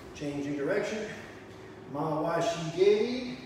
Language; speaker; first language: English; native; English